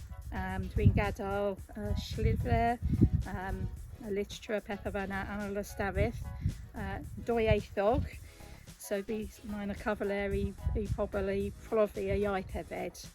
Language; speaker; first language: Welsh; non-native, learner; English